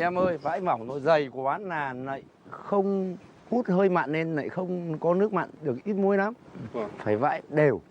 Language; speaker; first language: Vietnamese; native; Vietnamese